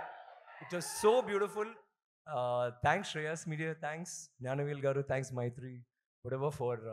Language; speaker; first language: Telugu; non-native, local second language; Tamil